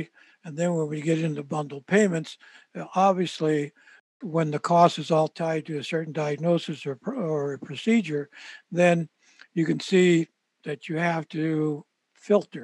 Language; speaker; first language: English; native; English